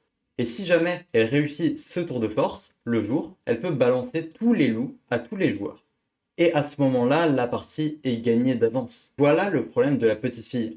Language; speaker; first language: French; native; French